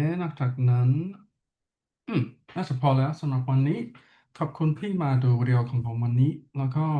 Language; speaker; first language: Thai; non-native, learner; English